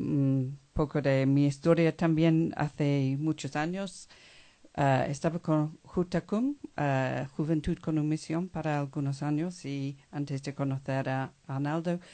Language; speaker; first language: Spanish; non-native, fluent; English